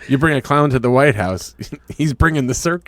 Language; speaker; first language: English; native; English